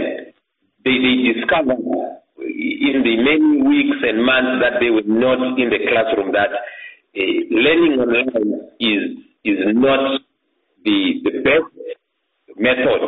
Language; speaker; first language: English; non-native, local second language; Shona